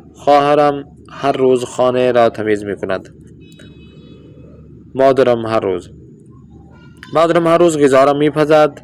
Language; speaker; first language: Persian; non-native, fluent; Urdu